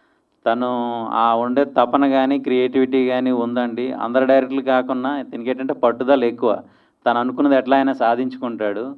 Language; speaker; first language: Telugu; native; Telugu